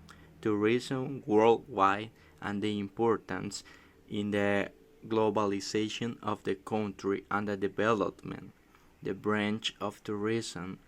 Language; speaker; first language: English; non-native, learner; Spanish